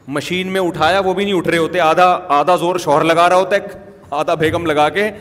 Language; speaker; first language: Urdu; native; Urdu